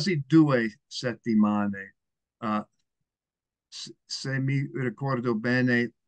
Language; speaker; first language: Italian; non-native, learner; English